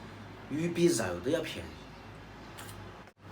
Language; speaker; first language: Chinese; native; Chinese